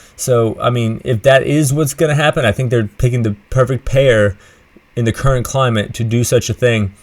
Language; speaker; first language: English; native; English